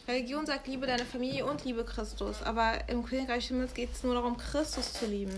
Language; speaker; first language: German; native; German